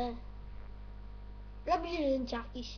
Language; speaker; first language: Polish; native; Polish